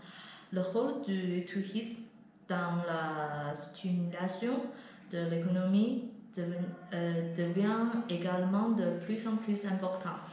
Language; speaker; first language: French; non-native, learner; Chinese